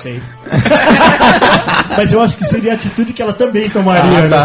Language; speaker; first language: Portuguese; native; Portuguese